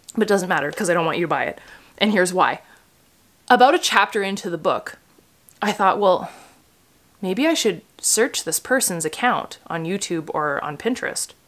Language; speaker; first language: English; native; English